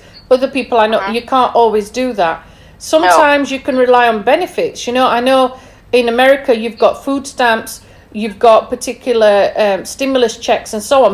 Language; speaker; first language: English; native; English